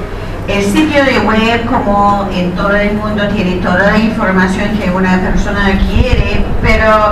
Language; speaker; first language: Spanish; non-native, fluent; English